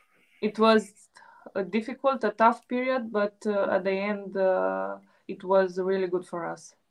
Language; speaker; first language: English; non-native, fluent; Romanian